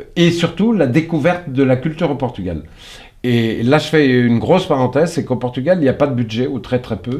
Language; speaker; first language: French; early bilingual, other home language; Portuguese